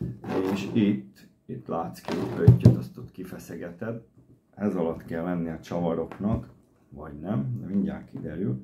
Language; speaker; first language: Hungarian; native; Hungarian